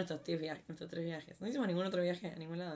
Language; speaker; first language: Spanish; native; Spanish